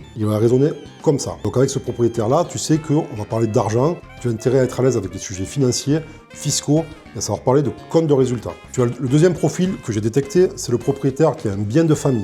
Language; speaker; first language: French; native; French